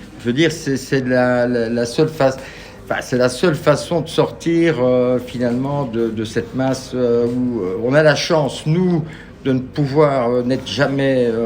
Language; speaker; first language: French; native; French